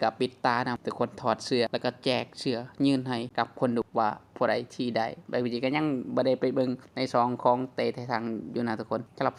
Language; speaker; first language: Thai; non-native, local second language; Northeastern Thai